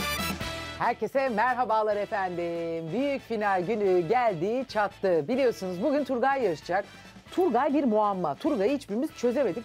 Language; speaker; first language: Turkish; native; Turkish